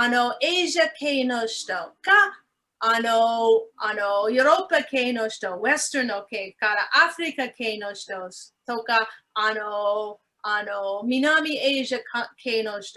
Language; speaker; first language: Japanese; non-native, learner; English